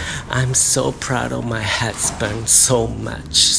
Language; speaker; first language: English; non-native, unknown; Japanese